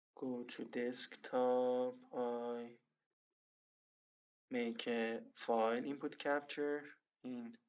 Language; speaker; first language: English; non-native, learner; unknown